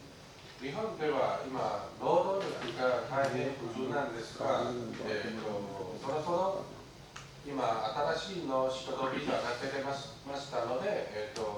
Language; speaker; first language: Japanese; non-native, learner; Chinese